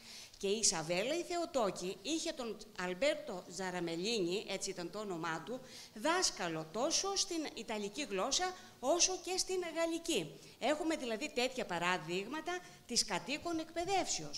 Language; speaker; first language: Greek; native; Greek